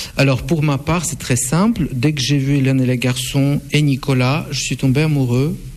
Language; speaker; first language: French; non-native, fluent; Russian